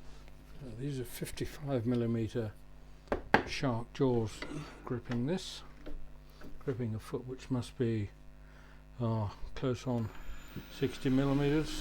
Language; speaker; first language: English; native; English